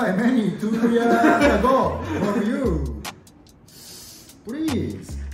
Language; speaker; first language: English; non-native, learner; Japanese